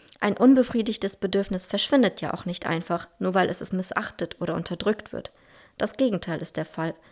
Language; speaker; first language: German; early bilingual, heritage; Russian